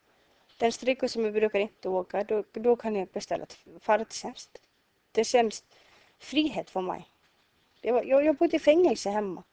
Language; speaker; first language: Swedish; non-native, learner; Icelandic